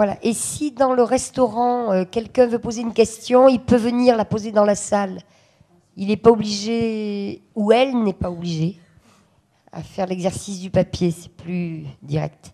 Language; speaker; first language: French; native; French